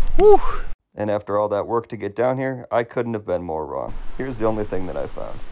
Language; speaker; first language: English; native; English